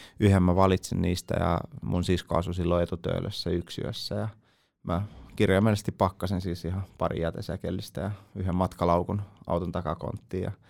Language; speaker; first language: Finnish; early bilingual, other home language; Russian